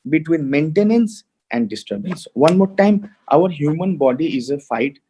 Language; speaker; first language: English; non-native, local second language; Hindi